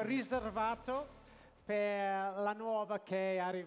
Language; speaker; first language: Italian; non-native, fluent; Japanese